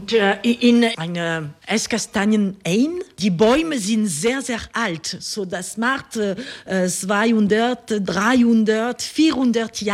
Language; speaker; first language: German; non-native, learner; French